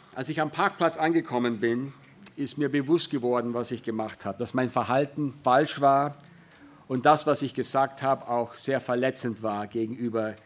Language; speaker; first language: German; early bilingual, other home language; English